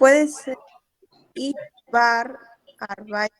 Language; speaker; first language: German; non-native, learner; Spanish